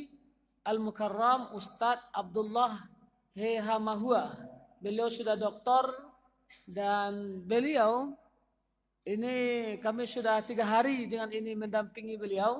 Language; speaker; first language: Indonesian; non-native, local second language; Minangkabau